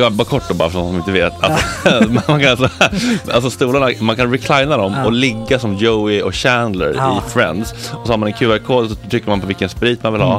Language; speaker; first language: Swedish; native; Swedish